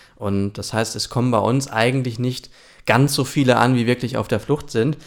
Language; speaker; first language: German; early bilingual, other home language; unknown